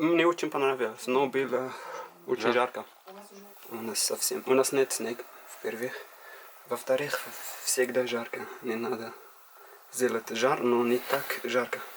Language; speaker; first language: Russian; non-native, learner; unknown